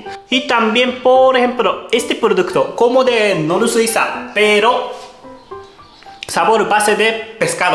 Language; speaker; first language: Spanish; non-native, learner; Japanese